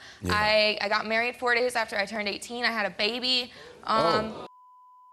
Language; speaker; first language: English; native; English